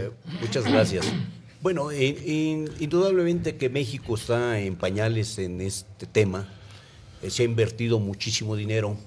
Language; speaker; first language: Spanish; native; Spanish